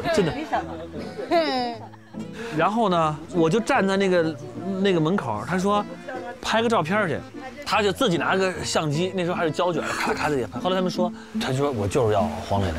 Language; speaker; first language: Chinese; native; Chinese